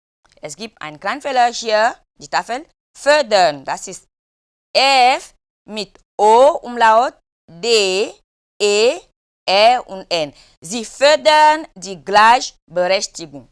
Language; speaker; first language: German; non-native, learner; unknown